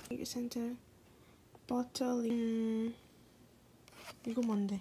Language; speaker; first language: Korean; non-native, learner; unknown